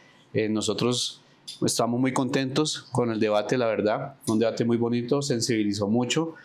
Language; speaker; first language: Spanish; native; Spanish